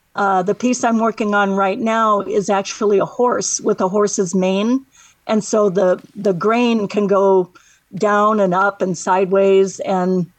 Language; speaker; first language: English; native; English